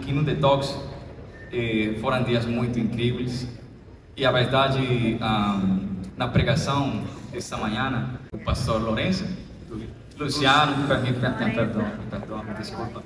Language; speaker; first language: Portuguese; non-native, fluent; Spanish